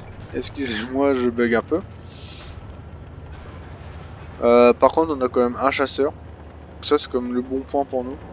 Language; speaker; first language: French; native; French